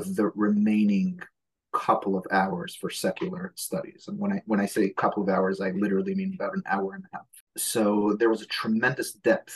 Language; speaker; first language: English; early bilingual, other home language; Hebrew